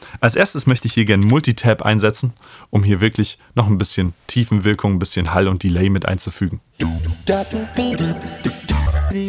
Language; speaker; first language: German; native; German